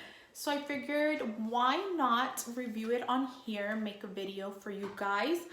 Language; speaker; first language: English; native; English